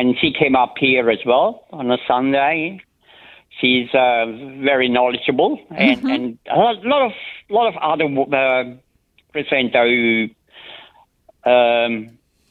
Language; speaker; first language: English; non-native, fluent; German